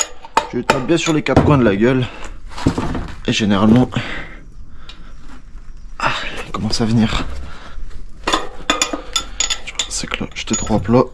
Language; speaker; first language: French; native; French